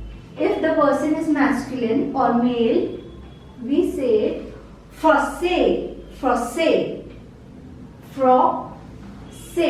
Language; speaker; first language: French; non-native, fluent; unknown